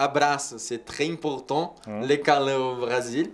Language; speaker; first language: French; non-native, learner; Portuguese